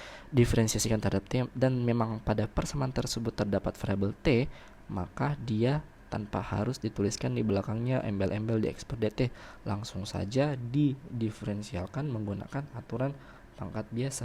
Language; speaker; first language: Indonesian; native; Indonesian